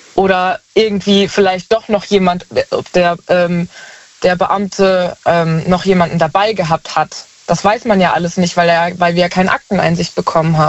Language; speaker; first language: German; native; German